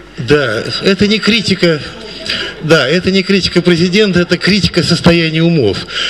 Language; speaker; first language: Russian; native; Russian